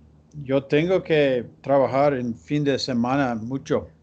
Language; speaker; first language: Spanish; non-native, learner; English